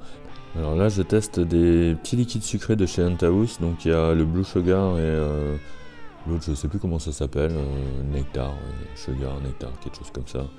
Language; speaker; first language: French; native; French